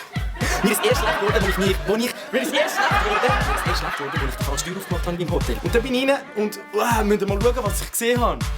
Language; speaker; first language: German; native; German